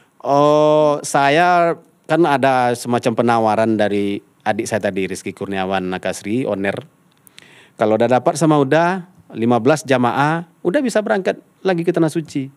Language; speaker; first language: Indonesian; non-native, local second language; Minangkabau